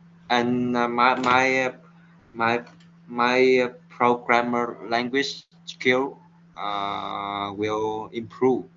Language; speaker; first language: English; non-native, learner; Vietnamese